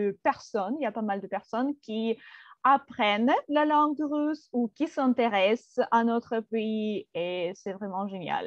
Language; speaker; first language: French; non-native, fluent; Russian